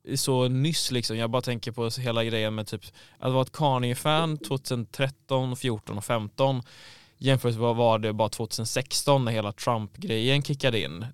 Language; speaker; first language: Swedish; native; Swedish